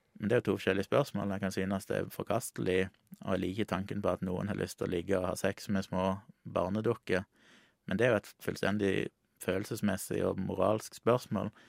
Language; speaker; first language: Norwegian; native; Norwegian